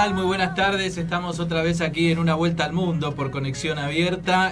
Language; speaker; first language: Spanish; native; Spanish